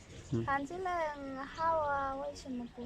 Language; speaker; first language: Chinese; non-native, learner; Nepali